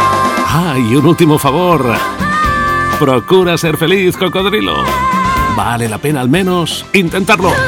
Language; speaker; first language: Spanish; native; Spanish